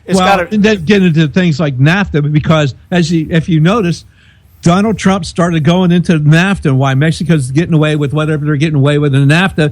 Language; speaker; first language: English; native; English